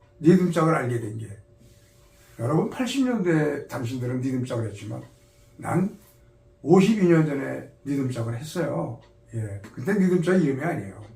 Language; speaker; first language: Korean; native; Korean